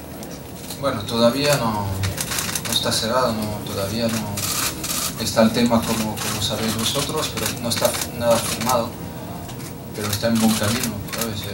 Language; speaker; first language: Spanish; non-native, fluent; French